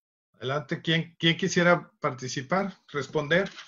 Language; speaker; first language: Spanish; native; Spanish